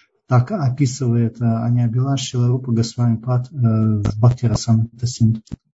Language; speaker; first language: Russian; native; Russian